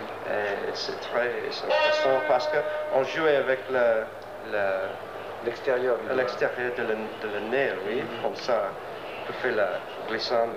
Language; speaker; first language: French; non-native, learner; English